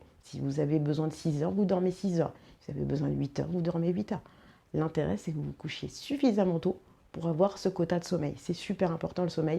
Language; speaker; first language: French; native; French